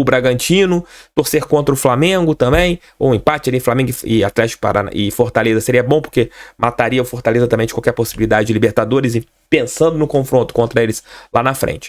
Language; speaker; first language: Portuguese; native; Portuguese